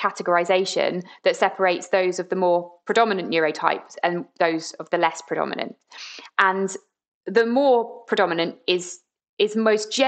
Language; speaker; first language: English; native; English